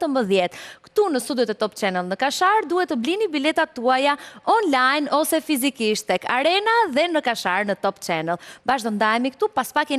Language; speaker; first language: Albanian; native; Albanian